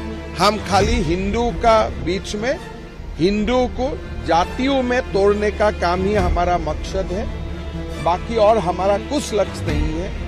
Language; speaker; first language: Hindi; non-native, local second language; Assamese